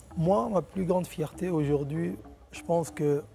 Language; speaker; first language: French; non-native, local second language; Lingala